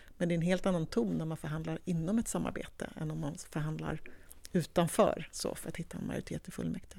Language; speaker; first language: Swedish; native; Swedish